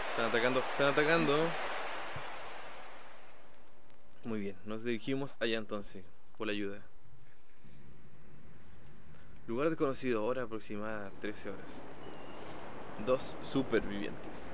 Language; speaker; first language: Spanish; native; Spanish